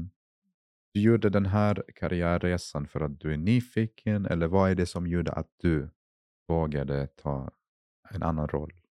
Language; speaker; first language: Swedish; non-native, fluent; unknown